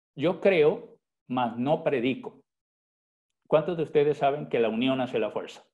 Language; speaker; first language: Spanish; native; Spanish